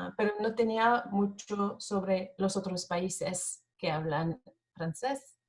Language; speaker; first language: Spanish; non-native, fluent; French